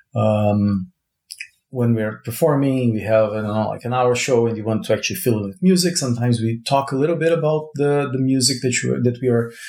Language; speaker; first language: English; non-native, fluent; Portuguese